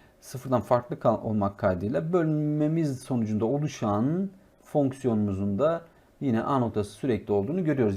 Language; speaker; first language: Turkish; native; Turkish